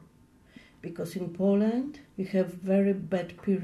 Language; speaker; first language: English; non-native, learner; Polish